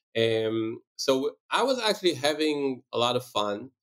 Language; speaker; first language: English; non-native, fluent; Hebrew